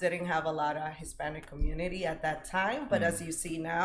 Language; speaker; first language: English; early bilingual, other home language; Spanish